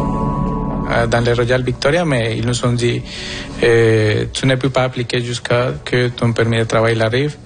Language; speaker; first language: French; non-native, fluent; Spanish